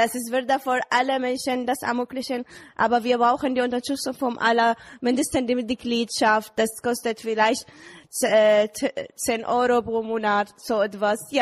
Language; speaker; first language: German; non-native, learner; Arabic